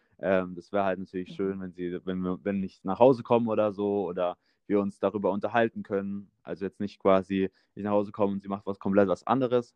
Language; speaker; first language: German; native; German